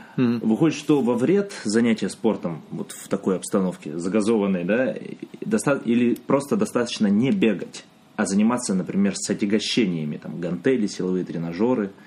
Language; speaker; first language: Russian; native; Russian